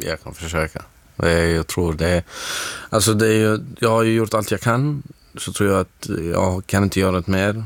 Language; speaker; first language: Swedish; non-native, fluent; Arabic